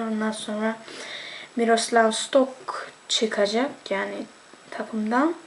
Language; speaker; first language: Turkish; early bilingual, heritage; Turkish